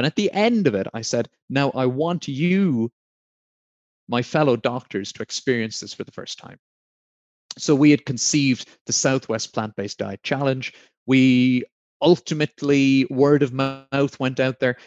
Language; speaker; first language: English; native; English